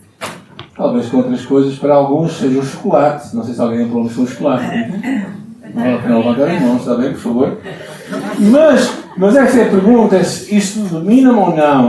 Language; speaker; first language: Portuguese; native; Portuguese